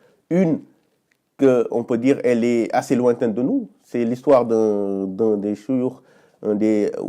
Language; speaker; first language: French; native; French